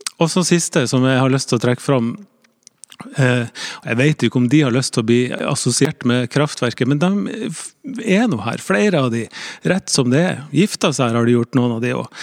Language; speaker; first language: Norwegian; native; Norwegian